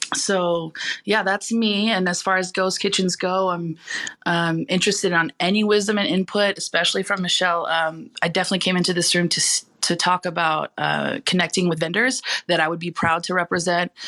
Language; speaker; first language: English; early bilingual, other home language; Filipino